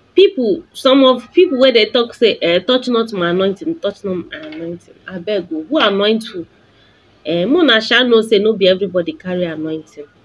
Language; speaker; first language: Nigerian Pidgin; non-native, local second language; Igbo